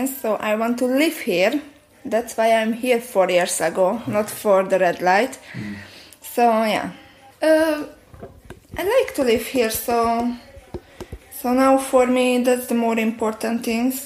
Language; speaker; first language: English; non-native, learner; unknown